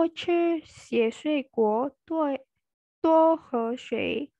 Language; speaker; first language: Chinese; non-native, fluent; Indonesian